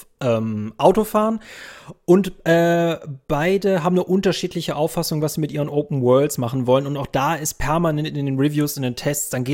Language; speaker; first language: German; native; German